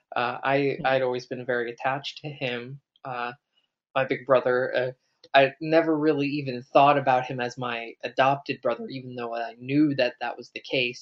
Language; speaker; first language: English; native; English